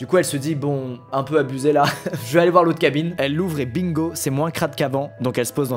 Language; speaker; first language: French; native; French